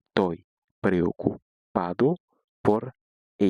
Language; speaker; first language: Spanish; non-native, fluent; Haitian Creole